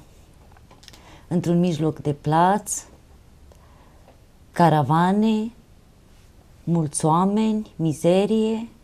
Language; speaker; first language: Romanian; non-native, local second language; Romany